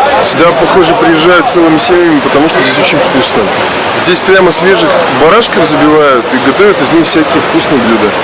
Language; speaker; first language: Russian; native; Russian